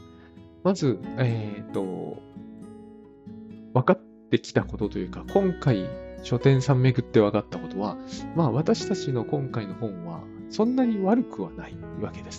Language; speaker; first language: Japanese; native; Japanese